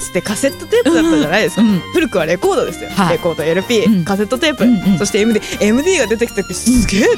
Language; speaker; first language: Japanese; native; Japanese